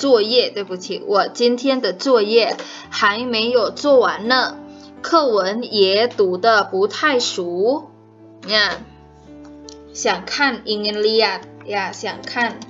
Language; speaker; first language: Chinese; non-native, fluent; Indonesian